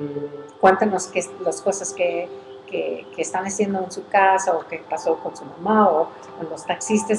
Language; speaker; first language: Spanish; early bilingual, heritage; English